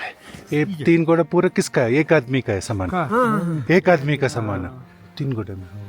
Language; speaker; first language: Hindi; non-native, local second language; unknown